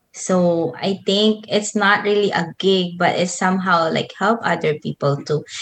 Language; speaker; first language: English; non-native, local second language; Filipino